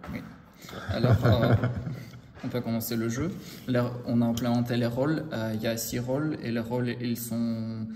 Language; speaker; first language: French; non-native, learner; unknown